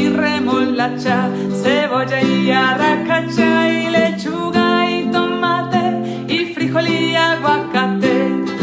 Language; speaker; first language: Spanish; early bilingual, heritage; Spanish